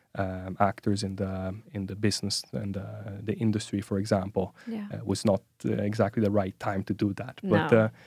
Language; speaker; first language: English; non-native, fluent; Italian